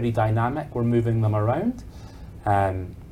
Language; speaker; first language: English; native; English